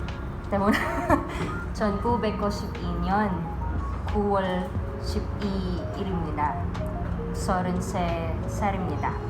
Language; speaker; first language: Korean; non-native, learner; Filipino